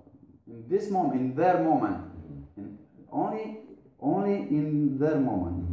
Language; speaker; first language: English; non-native, learner; Romanian